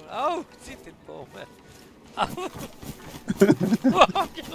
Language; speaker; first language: Swedish; native; Swedish